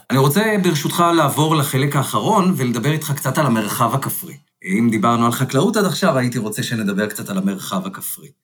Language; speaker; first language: Hebrew; native; Hebrew